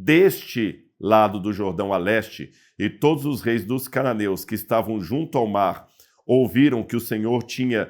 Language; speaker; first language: Portuguese; native; Portuguese